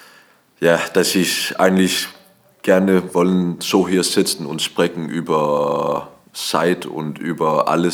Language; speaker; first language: German; non-native, learner; Danish